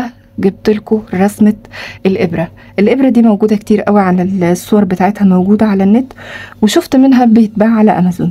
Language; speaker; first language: Arabic; native; Arabic